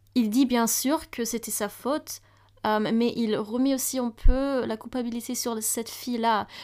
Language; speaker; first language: French; non-native, fluent; German